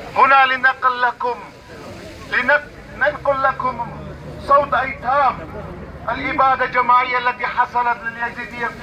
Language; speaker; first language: Arabic; non-native, local second language; Kurdish